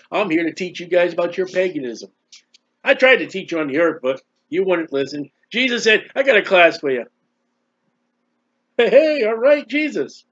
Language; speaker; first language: English; native; English